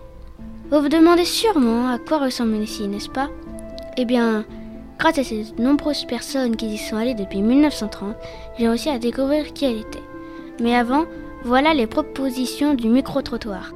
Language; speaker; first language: French; native; French